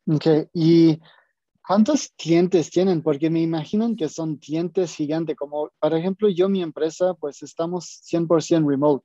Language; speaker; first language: Spanish; non-native, fluent; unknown